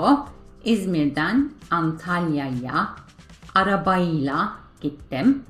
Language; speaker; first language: Turkish; non-native, fluent; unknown